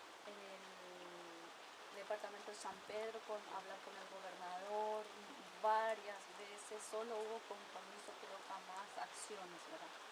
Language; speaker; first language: Spanish; non-native, local second language; Guarani